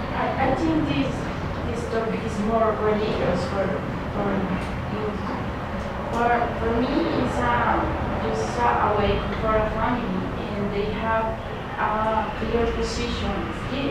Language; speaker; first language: English; non-native, learner; Spanish